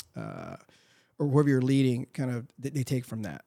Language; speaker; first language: English; early bilingual, other home language; Spanish